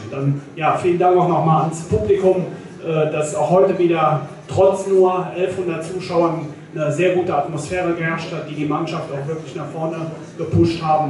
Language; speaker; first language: German; native; German